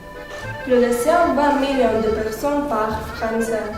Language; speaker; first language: French; non-native, learner; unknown